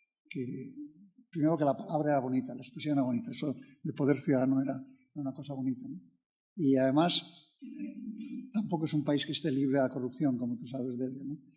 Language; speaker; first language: Spanish; native; Spanish